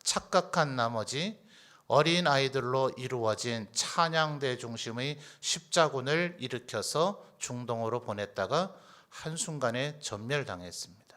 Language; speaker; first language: Korean; native; Korean